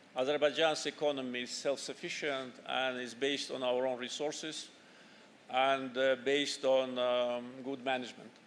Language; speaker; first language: English; non-native, fluent; Azerbaijani